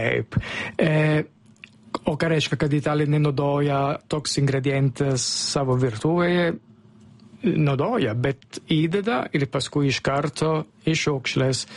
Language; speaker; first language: Lithuanian; non-native, learner; Italian